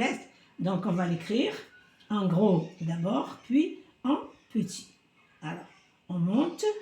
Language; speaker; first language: French; non-native, local second language; Arabic